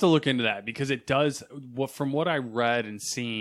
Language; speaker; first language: English; native; English